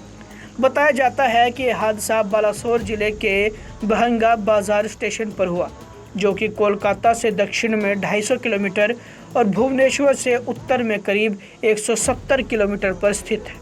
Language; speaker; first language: Hindi; native; Hindi